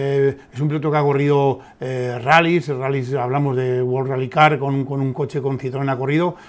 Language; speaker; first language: Spanish; native; Spanish